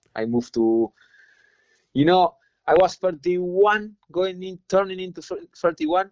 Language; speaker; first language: English; non-native, fluent; Spanish